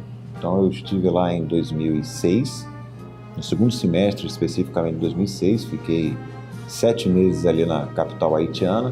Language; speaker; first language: Portuguese; native; Portuguese